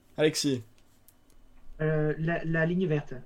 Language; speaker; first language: French; native; French